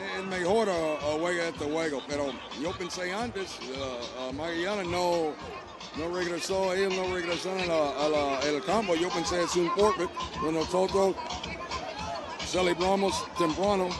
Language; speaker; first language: Spanish; non-native, learner; English